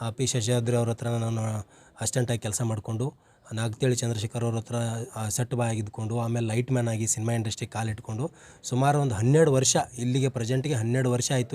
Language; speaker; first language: Kannada; native; Kannada